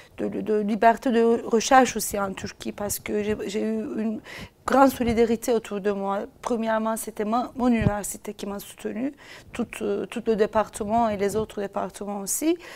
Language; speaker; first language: French; non-native, fluent; Turkish